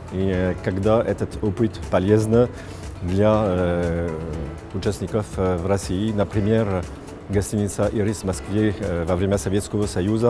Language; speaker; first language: Russian; non-native, fluent; French